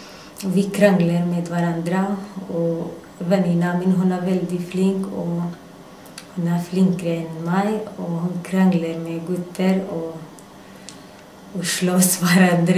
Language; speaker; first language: Norwegian; non-native, learner; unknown